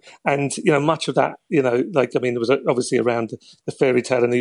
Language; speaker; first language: English; native; English